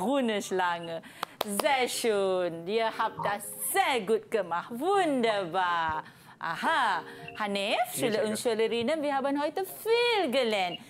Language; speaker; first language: German; non-native, fluent; Malay